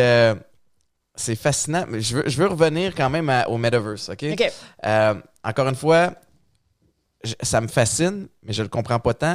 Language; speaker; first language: French; native; French